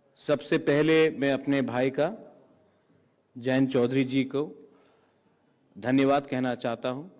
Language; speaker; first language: Hindi; non-native, local second language; Kok Borok